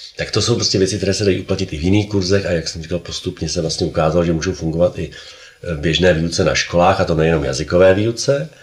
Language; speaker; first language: Czech; native; Czech